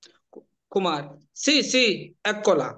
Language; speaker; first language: Italian; non-native, learner; Bangla